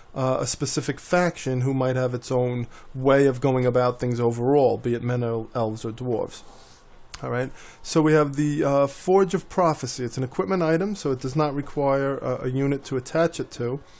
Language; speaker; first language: English; native; English